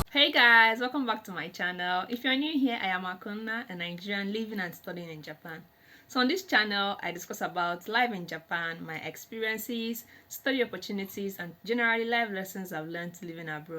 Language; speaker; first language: English; non-native, local second language; Igbo